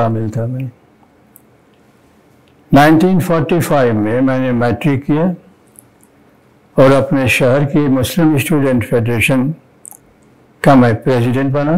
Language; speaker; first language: Urdu; native; Urdu